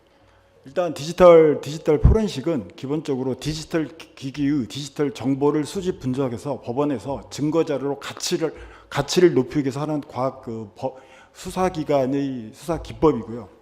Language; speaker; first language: Korean; native; Korean